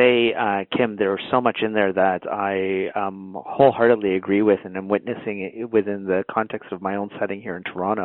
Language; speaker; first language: English; native; English